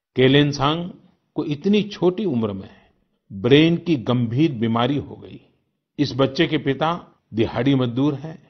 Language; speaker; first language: Hindi; non-native, local second language; Gujarati